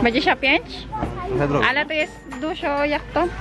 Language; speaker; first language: Polish; non-native, learner; Filipino